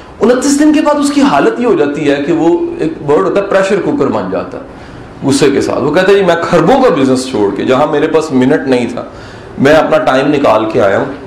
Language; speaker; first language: Urdu; non-native, local second language; Punjabi